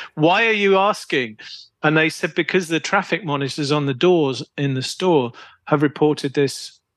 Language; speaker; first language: English; native; English